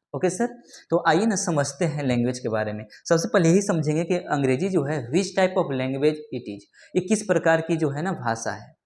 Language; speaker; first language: Hindi; native; Hindi